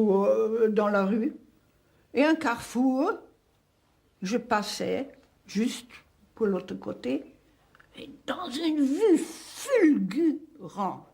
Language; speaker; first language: French; non-native, fluent; Hungarian